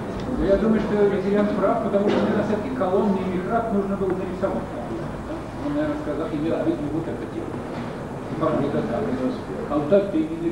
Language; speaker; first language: Russian; native; Russian